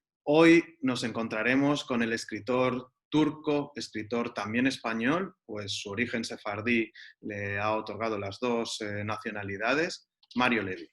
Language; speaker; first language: Spanish; native; Spanish